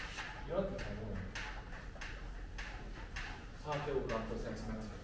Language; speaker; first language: Korean; non-native, learner; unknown